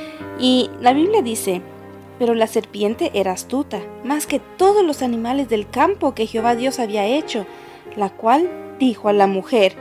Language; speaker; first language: Spanish; native; Spanish